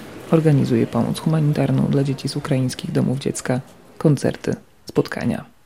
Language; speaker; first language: Polish; native; Polish